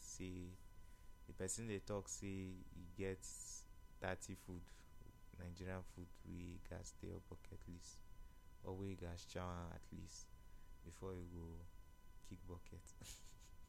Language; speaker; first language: English; non-native, local second language; Igbo